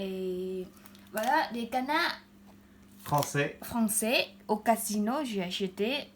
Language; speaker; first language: French; non-native, learner; Khmer